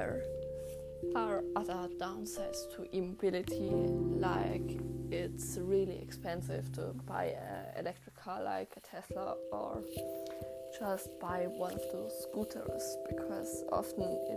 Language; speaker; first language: English; non-native, fluent; German